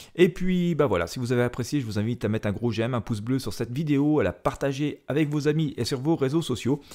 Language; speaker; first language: French; native; French